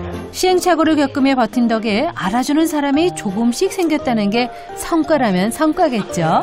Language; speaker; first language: Korean; native; Korean